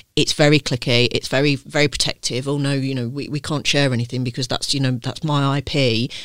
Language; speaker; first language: English; native; English